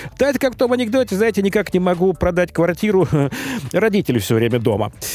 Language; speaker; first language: Russian; native; Russian